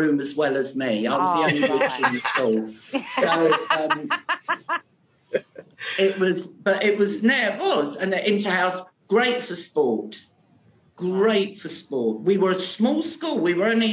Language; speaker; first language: English; non-native, local second language; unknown